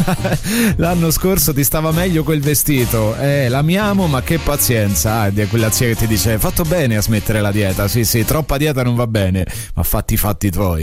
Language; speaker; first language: Italian; native; Italian